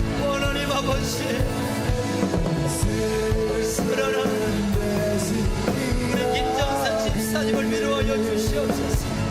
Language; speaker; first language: Korean; native; Korean